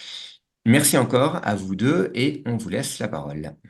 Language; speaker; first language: French; native; French